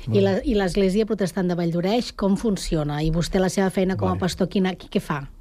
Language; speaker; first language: Catalan; native; Catalan